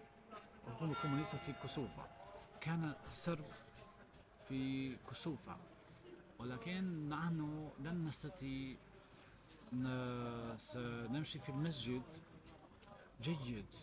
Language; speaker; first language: Arabic; non-native, learner; Albanian